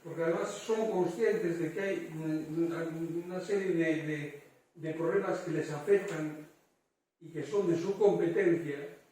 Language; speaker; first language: Spanish; native; Spanish